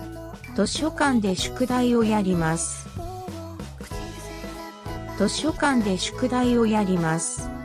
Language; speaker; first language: Japanese; non-native, learner; English